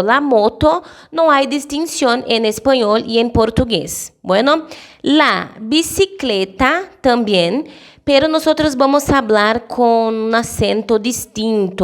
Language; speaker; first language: Spanish; non-native, fluent; Portuguese